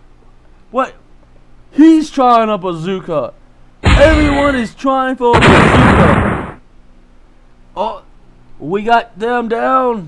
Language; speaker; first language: English; native; English